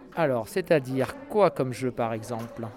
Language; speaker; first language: French; native; French